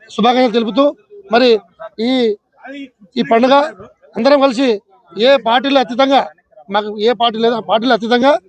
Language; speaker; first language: Telugu; non-native, local second language; Lambadi